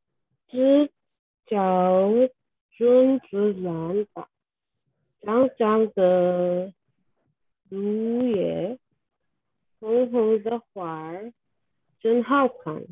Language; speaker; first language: Chinese; non-native, learner; English